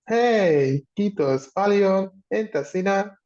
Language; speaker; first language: Finnish; non-native, learner; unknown